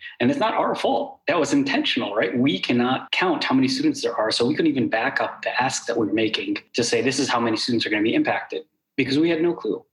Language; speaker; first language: English; early bilingual, other home language; Arabic